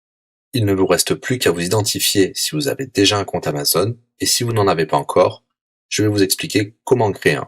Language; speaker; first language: French; native; French